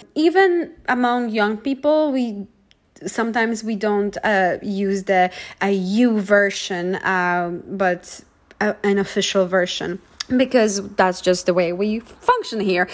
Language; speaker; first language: English; non-native, fluent; Polish